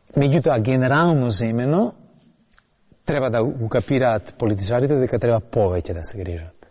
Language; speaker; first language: Macedonian; native; Macedonian